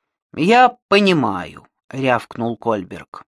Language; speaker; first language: Russian; native; Russian